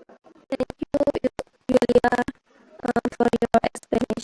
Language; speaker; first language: English; non-native, learner; Indonesian